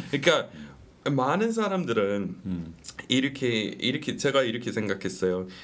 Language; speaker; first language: Korean; non-native, fluent; English